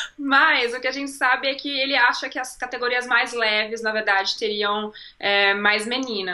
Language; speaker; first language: Portuguese; native; Portuguese